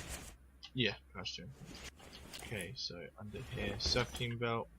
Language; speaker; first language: English; native; English